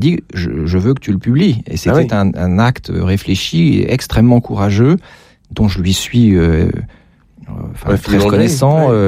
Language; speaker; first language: French; native; French